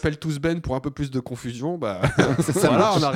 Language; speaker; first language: French; native; French